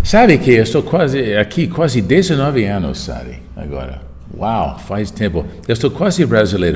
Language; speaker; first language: Portuguese; non-native, fluent; English